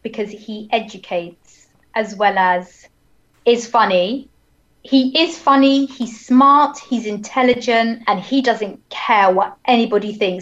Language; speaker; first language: English; native; English